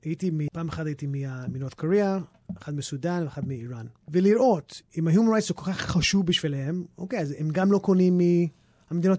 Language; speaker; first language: Hebrew; early bilingual, heritage; English